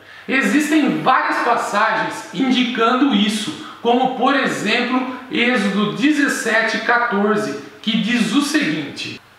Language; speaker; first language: Portuguese; native; Portuguese